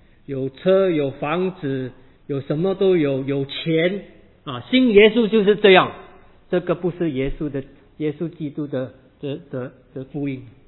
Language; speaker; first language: Chinese; non-native, learner; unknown